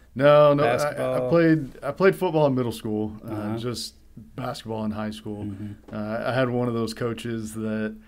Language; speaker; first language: English; native; English